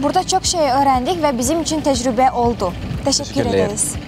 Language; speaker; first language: Turkish; non-native, learner; Uzbek